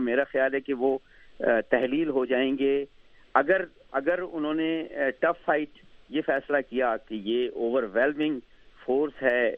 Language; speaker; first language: Urdu; native; Urdu